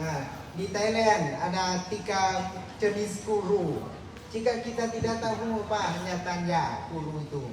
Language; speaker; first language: Indonesian; non-native, learner; Thai